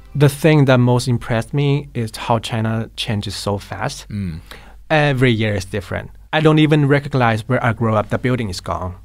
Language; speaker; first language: English; non-native, fluent; Chinese